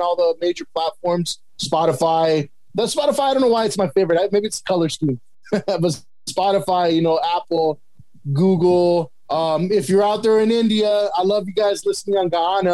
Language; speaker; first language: English; native; English